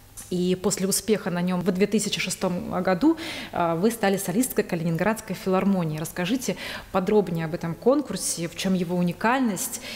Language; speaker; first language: Russian; native; Russian